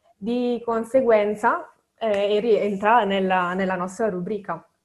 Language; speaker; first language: Italian; native; Italian